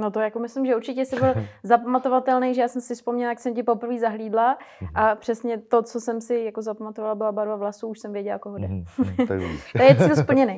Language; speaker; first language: Czech; native; Czech